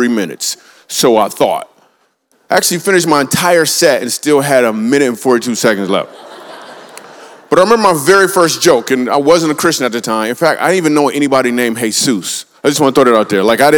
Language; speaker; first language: English; native; English